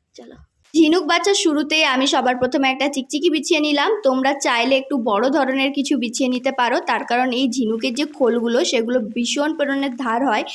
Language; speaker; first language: Bangla; non-native, local second language; Santali